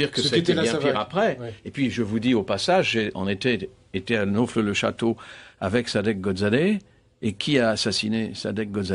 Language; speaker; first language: French; native; French